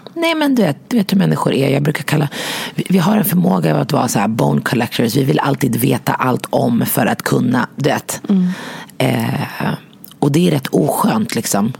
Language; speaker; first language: Swedish; early bilingual, other home language; Arabic